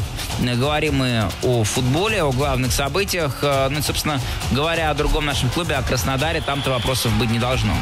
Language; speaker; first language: Russian; native; Russian